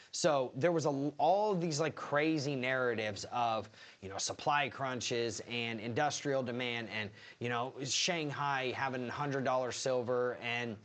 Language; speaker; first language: English; native; English